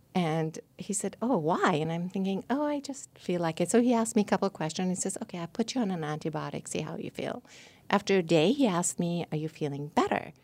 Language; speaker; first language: English; non-native, fluent; Persian